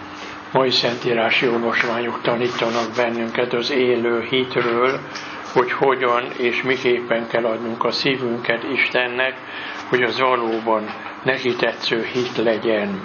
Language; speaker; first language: Hungarian; native; Hungarian